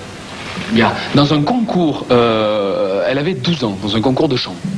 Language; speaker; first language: French; non-native, fluent; Spanish